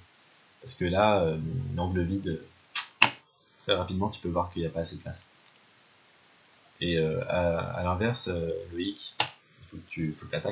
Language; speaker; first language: French; native; French